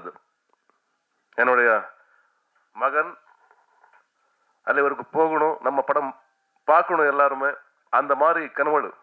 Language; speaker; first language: Tamil; non-native, learner; Kannada